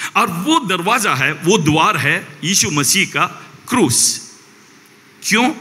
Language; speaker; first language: Hindi; non-native, local second language; Malayalam